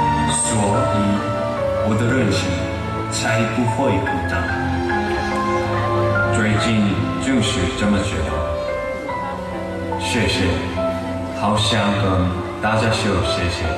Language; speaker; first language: Chinese; non-native, learner; Korean